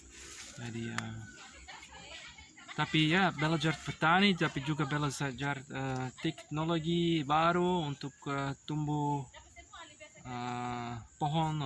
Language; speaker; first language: Indonesian; non-native, learner; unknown